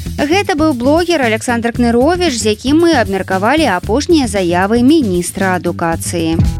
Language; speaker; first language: Belarusian; non-native, local second language; Russian